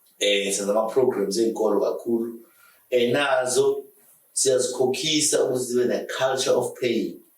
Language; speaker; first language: Zulu; native; Zulu